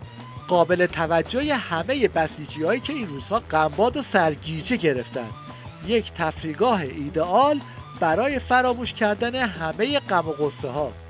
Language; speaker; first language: Persian; native; Persian